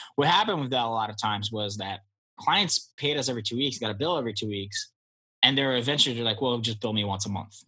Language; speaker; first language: English; early bilingual, other home language; Polish